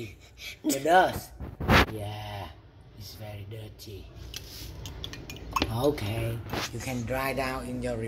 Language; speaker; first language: English; non-native, learner; Vietnamese